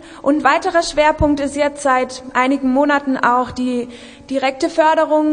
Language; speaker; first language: German; native; German